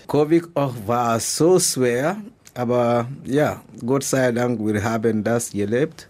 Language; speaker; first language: German; non-native, learner; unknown